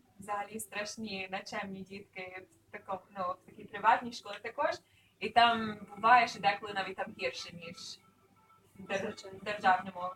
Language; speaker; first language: Ukrainian; early bilingual, other home language; English